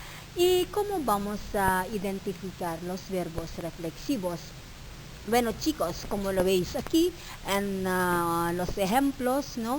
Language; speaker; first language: Spanish; non-native, fluent; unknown